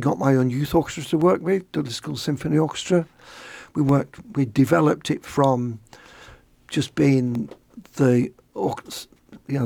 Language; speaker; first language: English; native; English